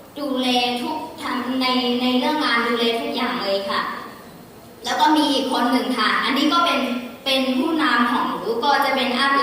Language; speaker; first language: Thai; non-native, fluent; Burmese